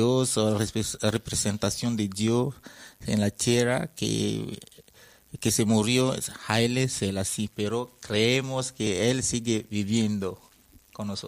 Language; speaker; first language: Spanish; non-native, fluent; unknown